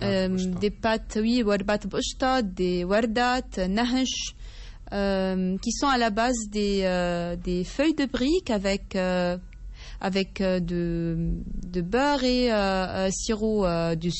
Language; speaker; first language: French; non-native, fluent; Arabic